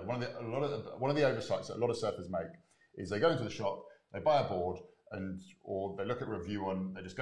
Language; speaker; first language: English; native; English